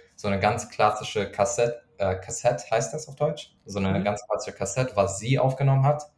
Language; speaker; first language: German; non-native, fluent; Persian